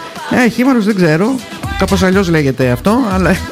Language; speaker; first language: Greek; native; Greek